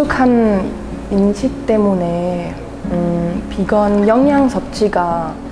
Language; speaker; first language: Korean; non-native, fluent; German